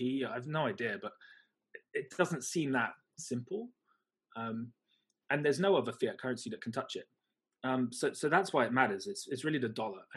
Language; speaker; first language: English; native; English